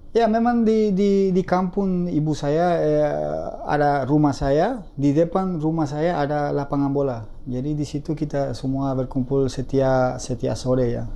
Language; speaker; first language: Indonesian; non-native, fluent; Spanish